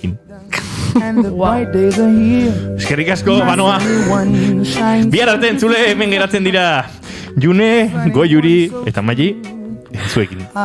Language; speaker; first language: Basque; native; Basque